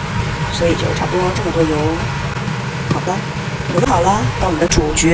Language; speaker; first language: Chinese; native; Chinese